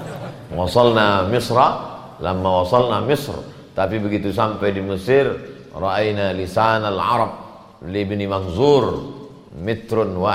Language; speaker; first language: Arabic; non-native, fluent; Indonesian